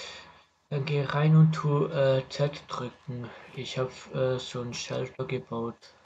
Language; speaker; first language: German; native; German